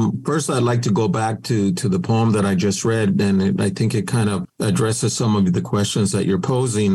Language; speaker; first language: English; native; English